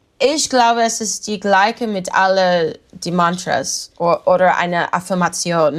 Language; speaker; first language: German; non-native, learner; English